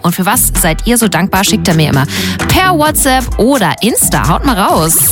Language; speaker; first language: German; native; German